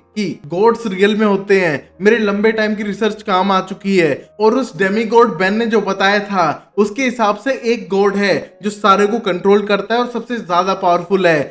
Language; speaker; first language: Hindi; native; Hindi